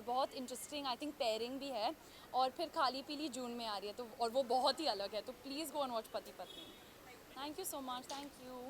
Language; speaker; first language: Hindi; native; Hindi